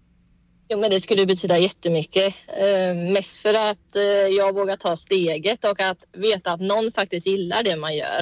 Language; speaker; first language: Swedish; native; Swedish